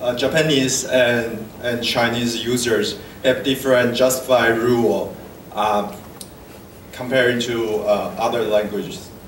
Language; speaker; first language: English; non-native, fluent; Chinese